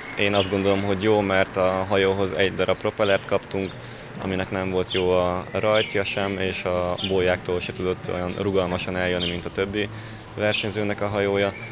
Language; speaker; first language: Hungarian; native; Hungarian